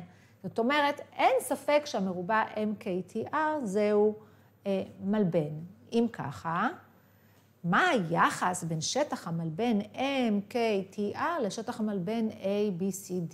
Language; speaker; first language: Hebrew; native; Hebrew